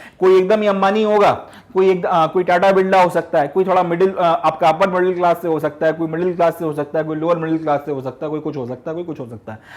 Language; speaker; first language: Hindi; native; Hindi